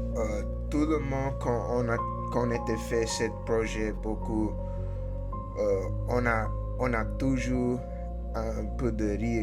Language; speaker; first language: French; non-native, learner; English